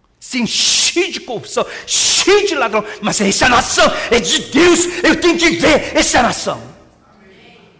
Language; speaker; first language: Portuguese; non-native, fluent; Korean